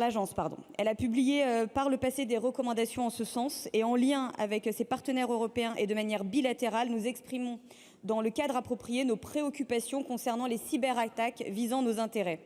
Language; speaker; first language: French; native; French